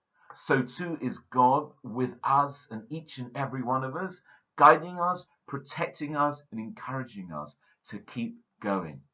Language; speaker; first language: English; native; English